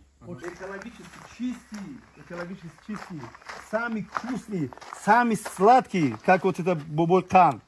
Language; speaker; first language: Russian; non-native, learner; Tajik